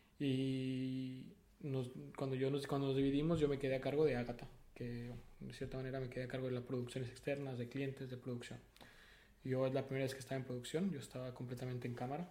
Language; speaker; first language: Spanish; native; Spanish